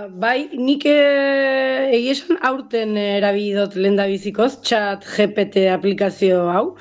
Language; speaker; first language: Basque; native; Basque